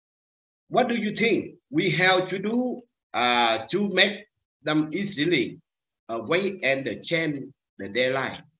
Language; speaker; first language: English; non-native, learner; Vietnamese